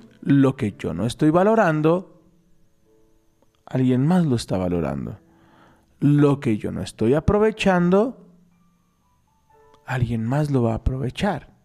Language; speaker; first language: Spanish; native; Spanish